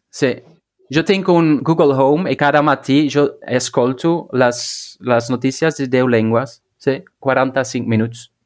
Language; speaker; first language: Catalan; non-native, learner; Dutch